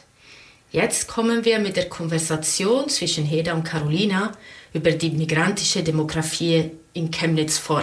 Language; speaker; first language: German; non-native, fluent; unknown